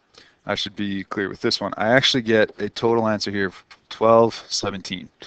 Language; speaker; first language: English; native; English